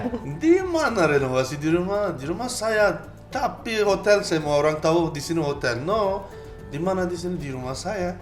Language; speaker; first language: Indonesian; non-native, learner; Turkish